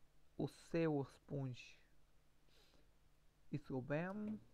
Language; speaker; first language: Portuguese; non-native, learner; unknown